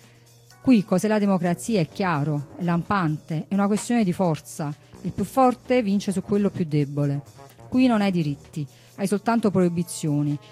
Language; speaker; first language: Italian; native; Italian